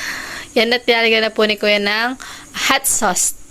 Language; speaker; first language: Filipino; native; Filipino